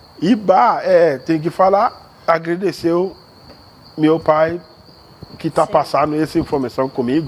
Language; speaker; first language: Portuguese; non-native, learner; Yoruba